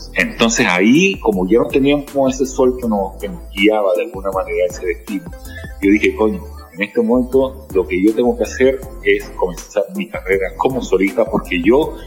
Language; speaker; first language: Spanish; native; Spanish